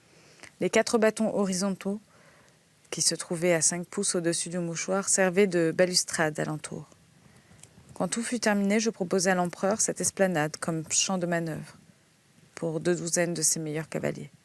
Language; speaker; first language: French; native; French